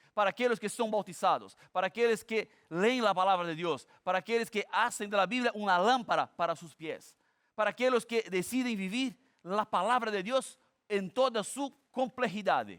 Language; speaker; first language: Spanish; non-native, fluent; Portuguese